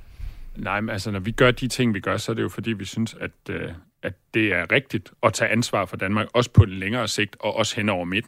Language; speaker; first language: Danish; native; Danish